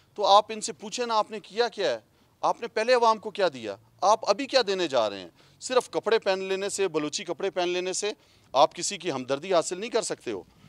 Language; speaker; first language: Urdu; non-native, local second language; Pashto